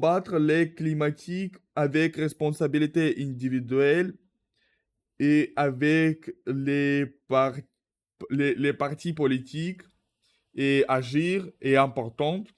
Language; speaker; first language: French; non-native, learner; Russian